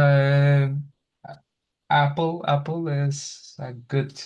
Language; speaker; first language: English; non-native, learner; Spanish